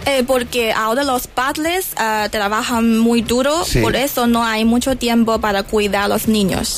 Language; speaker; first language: Spanish; non-native, learner; Chinese